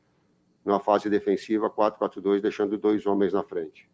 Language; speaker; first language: Portuguese; native; Portuguese